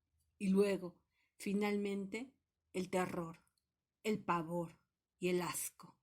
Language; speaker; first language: Spanish; native; Spanish